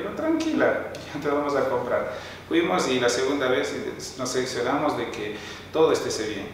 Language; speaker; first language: Spanish; native; Spanish